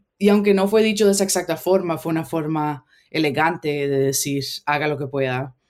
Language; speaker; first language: Spanish; early bilingual, heritage; Spanish